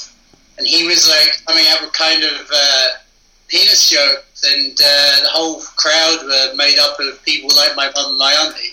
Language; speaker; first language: English; native; English